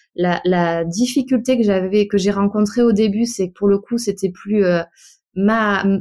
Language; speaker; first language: French; native; French